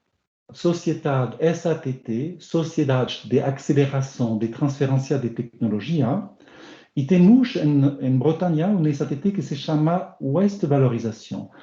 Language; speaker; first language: Portuguese; non-native, learner; French